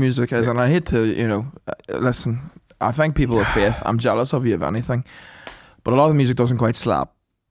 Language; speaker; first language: English; native; English